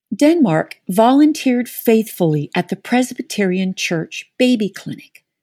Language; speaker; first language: English; native; English